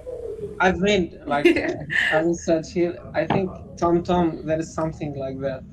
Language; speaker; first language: English; non-native, learner; Arabic